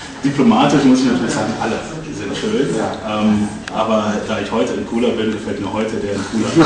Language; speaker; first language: German; native; German